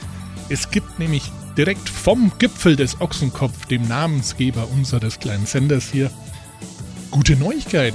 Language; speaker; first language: German; native; German